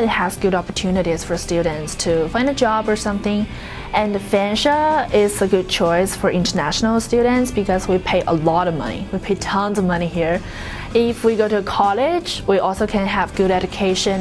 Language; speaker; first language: English; non-native, learner; Chinese